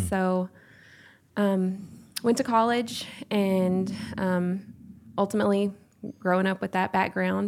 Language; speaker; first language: English; native; English